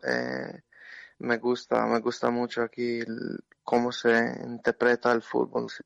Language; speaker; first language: Spanish; non-native, learner; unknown